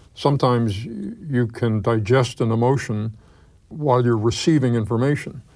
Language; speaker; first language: English; native; English